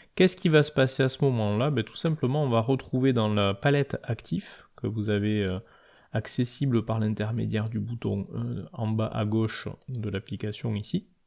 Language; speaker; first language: French; native; French